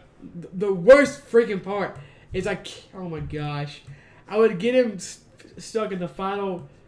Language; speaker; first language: English; native; English